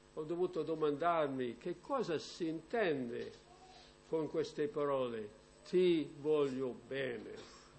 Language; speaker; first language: Italian; non-native, fluent; English